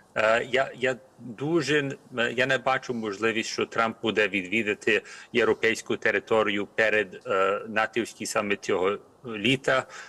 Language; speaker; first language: Ukrainian; early bilingual, heritage; Ukrainian